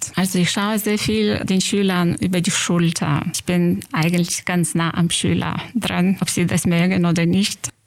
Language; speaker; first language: German; non-native, fluent; Lithuanian